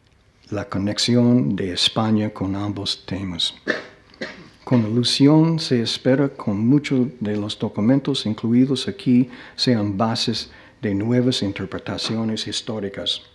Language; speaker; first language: Spanish; non-native, fluent; English